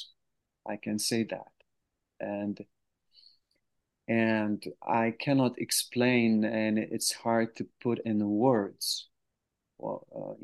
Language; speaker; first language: English; non-native, fluent; Arabic